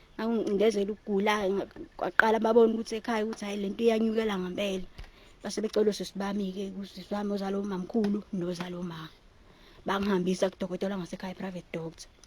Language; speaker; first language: Zulu; native; Zulu